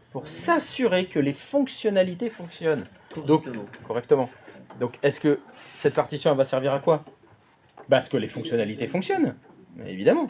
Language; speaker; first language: French; native; French